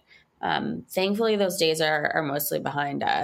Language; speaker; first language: English; native; English